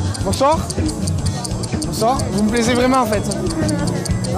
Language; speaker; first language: French; native; French